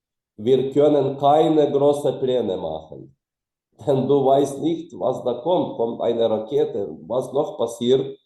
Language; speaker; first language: German; non-native, fluent; Ukrainian